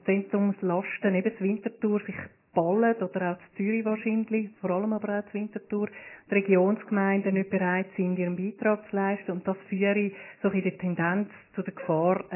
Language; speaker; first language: German; native; German